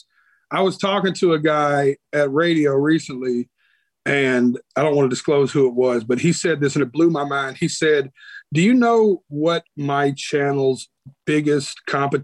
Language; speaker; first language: English; native; English